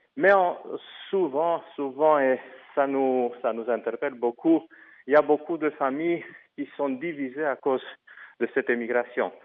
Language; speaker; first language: French; non-native, fluent; Romanian